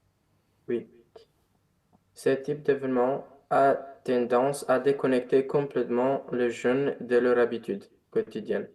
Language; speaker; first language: French; non-native, learner; Romanian